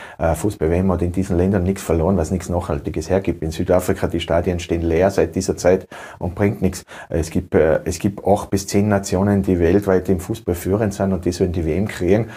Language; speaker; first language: German; native; German